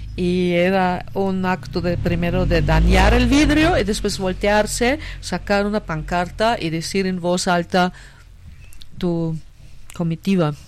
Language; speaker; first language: Spanish; non-native, fluent; German